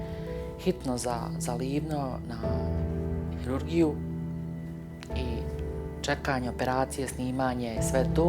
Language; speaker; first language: Bosnian; native; Bosnian